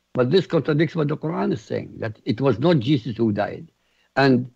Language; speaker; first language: English; non-native, fluent; Arabic